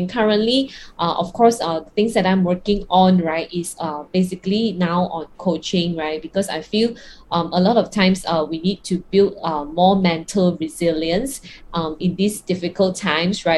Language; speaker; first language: English; non-native, local second language; Cantonese